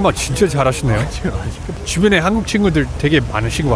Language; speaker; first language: Korean; non-native, fluent; English